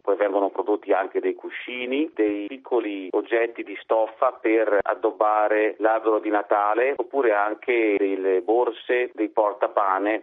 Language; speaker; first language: Italian; native; Italian